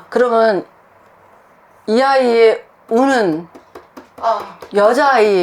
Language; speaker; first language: Korean; native; Korean